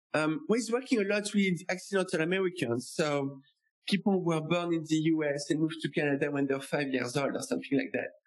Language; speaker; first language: English; non-native, fluent; French